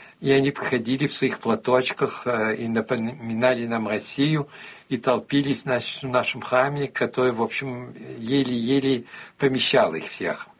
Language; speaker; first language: Russian; early bilingual, heritage; Russian